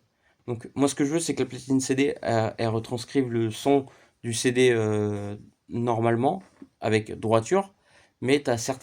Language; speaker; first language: French; native; French